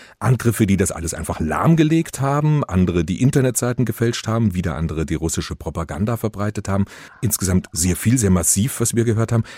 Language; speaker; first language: German; native; German